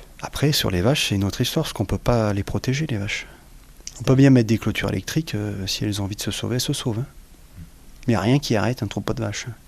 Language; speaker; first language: French; native; French